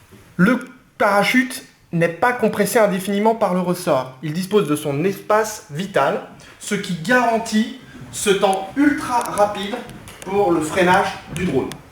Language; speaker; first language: French; native; French